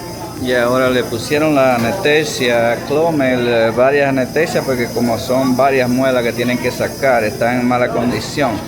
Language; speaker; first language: Spanish; native; Spanish